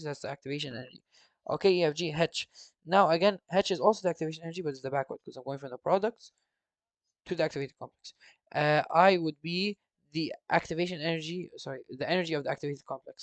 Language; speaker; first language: English; non-native, fluent; Arabic